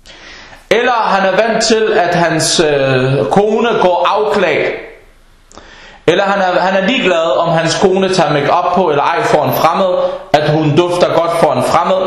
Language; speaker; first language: Danish; early bilingual, other home language; Arabic